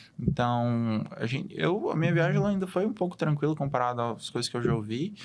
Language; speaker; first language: Portuguese; native; Portuguese